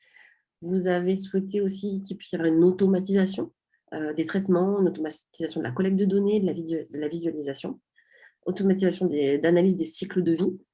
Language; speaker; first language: French; native; French